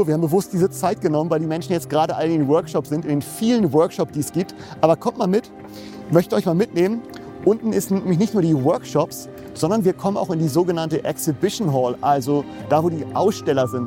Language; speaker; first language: German; native; German